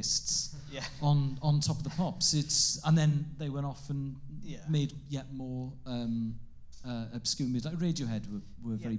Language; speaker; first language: English; non-native, local second language; Welsh